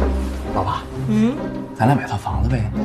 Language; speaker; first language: Chinese; native; Chinese